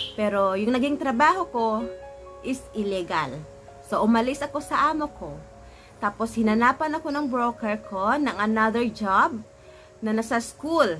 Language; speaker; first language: Filipino; native; Filipino